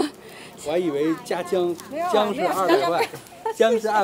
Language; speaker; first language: Chinese; native; Chinese